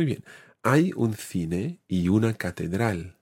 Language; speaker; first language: Spanish; non-native, fluent; English